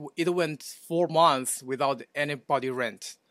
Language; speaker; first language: English; non-native, fluent; Chinese